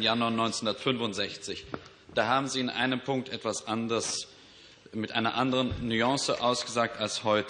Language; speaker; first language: German; native; German